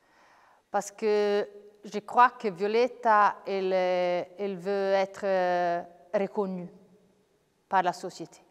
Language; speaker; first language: French; non-native, fluent; Italian